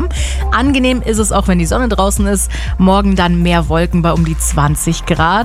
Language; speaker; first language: German; native; German